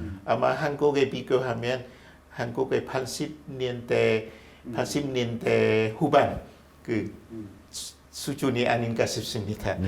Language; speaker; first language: Korean; non-native, fluent; Vietnamese